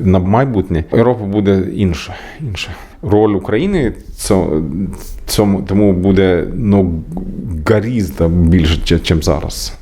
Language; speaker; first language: Ukrainian; non-native, learner; Swedish